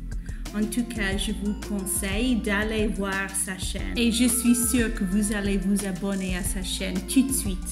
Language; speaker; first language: French; non-native, fluent; English